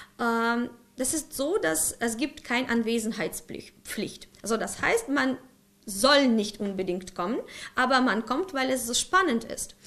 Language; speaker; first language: German; non-native, fluent; Ukrainian